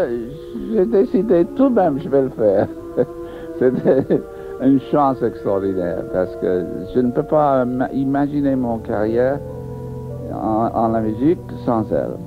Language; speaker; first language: French; non-native, fluent; English